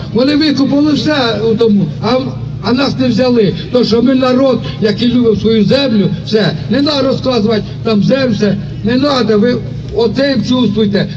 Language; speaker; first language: Ukrainian; native; Ukrainian